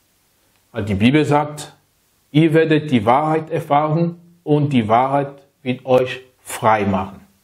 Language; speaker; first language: German; non-native, fluent; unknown